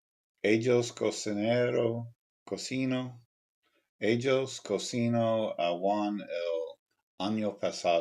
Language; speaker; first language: Spanish; non-native, learner; English